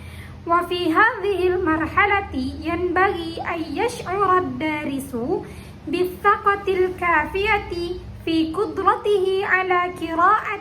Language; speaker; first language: Arabic; non-native, learner; Indonesian